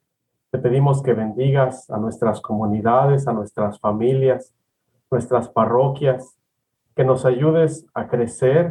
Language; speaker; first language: Spanish; native; Spanish